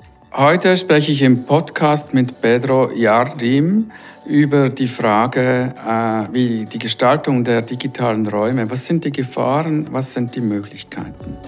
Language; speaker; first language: German; native; German